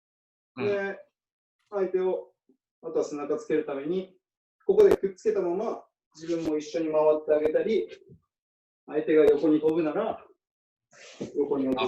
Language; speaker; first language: Japanese; native; Japanese